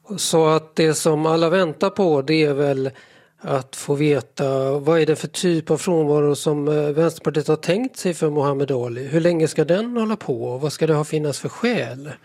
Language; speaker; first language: Swedish; native; Swedish